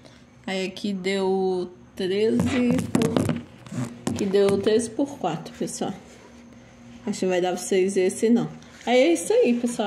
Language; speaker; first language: Portuguese; native; Portuguese